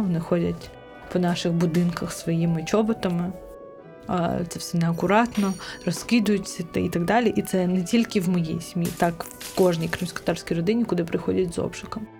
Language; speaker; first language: Ukrainian; non-native, local second language; Crimean Tatar